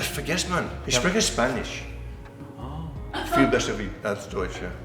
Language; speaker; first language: German; non-native, learner; English